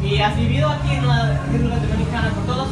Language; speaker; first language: Spanish; non-native, learner; English